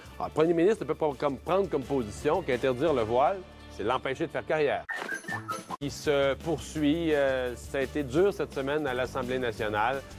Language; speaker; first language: French; native; French